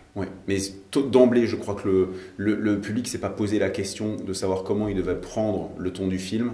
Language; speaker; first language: French; native; French